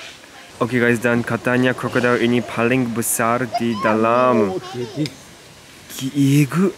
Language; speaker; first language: Indonesian; non-native, fluent; Japanese